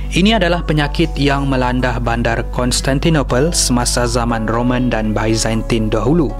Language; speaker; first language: Malay; native; Malay